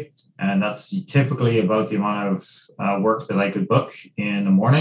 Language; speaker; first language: English; native; English